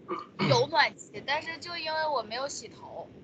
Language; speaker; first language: Chinese; native; Chinese